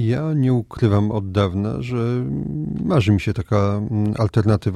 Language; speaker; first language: Polish; native; Polish